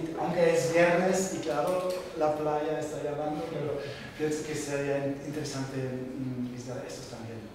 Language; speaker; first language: Spanish; non-native, fluent; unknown